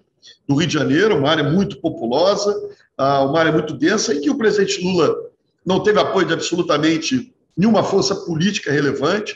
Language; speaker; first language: Portuguese; native; Portuguese